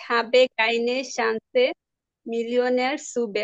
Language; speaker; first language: German; non-native, learner; Bangla